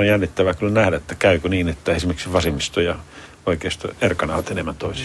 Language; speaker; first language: Finnish; native; Finnish